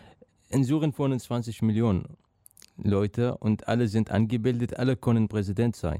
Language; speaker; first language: German; non-native, learner; Arabic